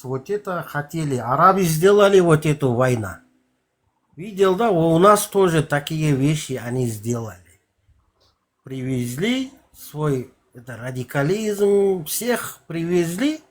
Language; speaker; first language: Russian; non-native, local second language; Kazakh